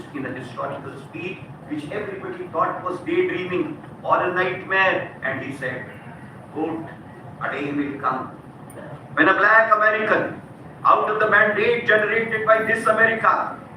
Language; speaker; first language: English; non-native, local second language; Hindi